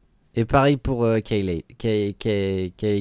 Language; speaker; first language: French; native; French